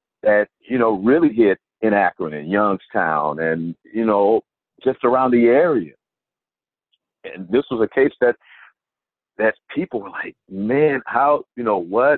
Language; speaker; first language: English; native; English